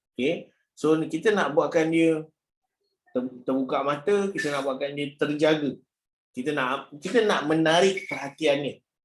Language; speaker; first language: Malay; native; Malay